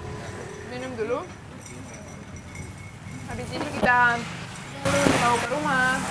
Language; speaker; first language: Indonesian; non-native, fluent; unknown